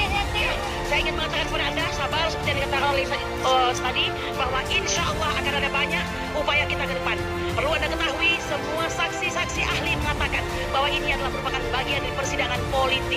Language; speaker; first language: Indonesian; native; Indonesian